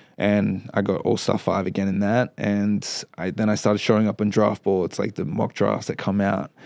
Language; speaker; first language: English; native; English